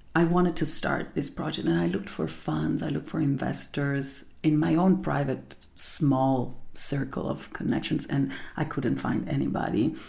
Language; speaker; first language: English; non-native, fluent; Italian